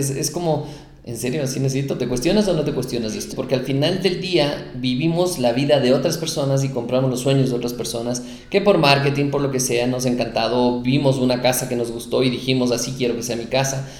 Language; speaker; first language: Spanish; native; Spanish